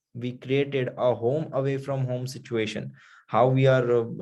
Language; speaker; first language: English; non-native, local second language; Nepali